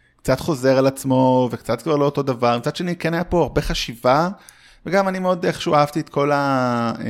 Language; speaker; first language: Hebrew; early bilingual, heritage; Hebrew